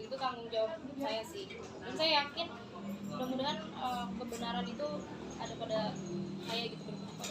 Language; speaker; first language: Indonesian; native; Indonesian